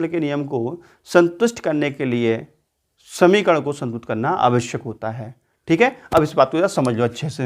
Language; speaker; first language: Hindi; native; Hindi